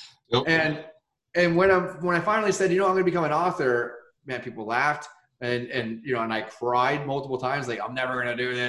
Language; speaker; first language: English; native; English